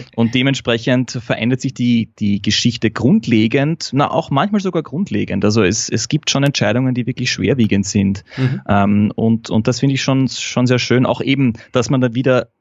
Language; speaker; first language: German; native; German